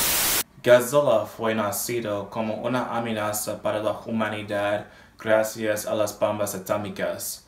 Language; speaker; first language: Spanish; non-native, learner; English